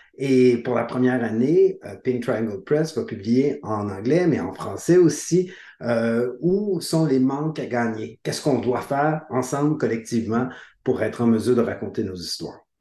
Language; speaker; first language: French; native; French